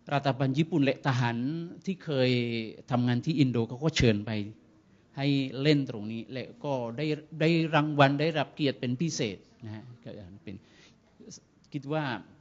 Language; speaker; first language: Thai; non-native, fluent; Indonesian